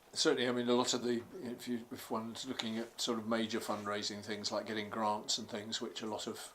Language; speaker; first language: English; native; English